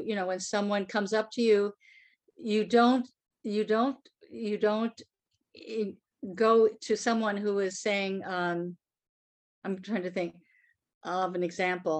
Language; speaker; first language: English; native; English